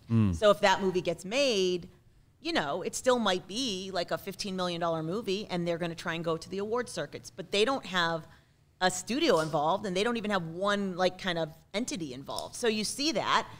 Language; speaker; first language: English; native; English